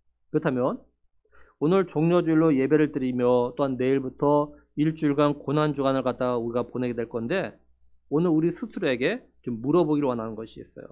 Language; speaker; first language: Korean; native; Korean